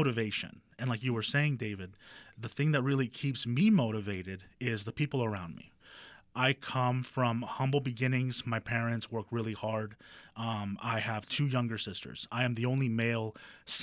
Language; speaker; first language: English; early bilingual, other home language; Spanish